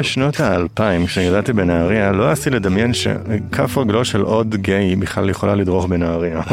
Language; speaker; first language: Hebrew; native; Hebrew